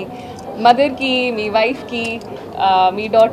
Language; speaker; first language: Telugu; non-native, local second language; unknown